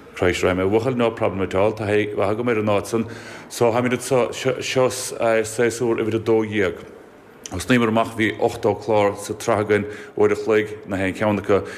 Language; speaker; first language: Irish; native; Irish